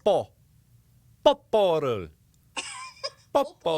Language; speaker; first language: Korean; non-native, learner; English